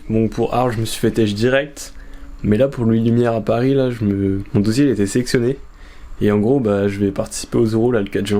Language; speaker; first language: French; native; French